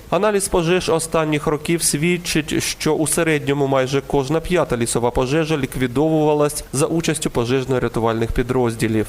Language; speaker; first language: Ukrainian; native; Ukrainian